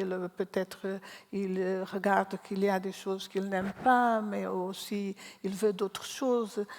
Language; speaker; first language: French; non-native, learner; Portuguese